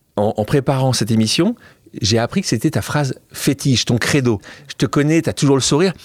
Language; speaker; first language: French; native; French